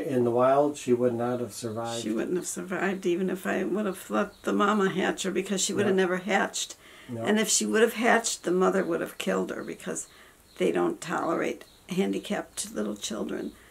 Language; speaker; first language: English; native; English